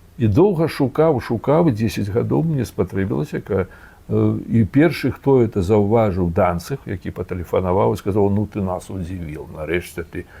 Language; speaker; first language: Belarusian; native; Belarusian